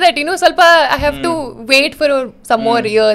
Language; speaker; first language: English; non-native, local second language; Kannada